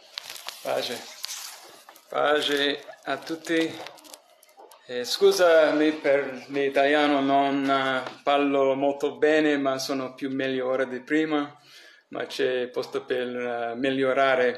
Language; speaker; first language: Italian; early bilingual, heritage; English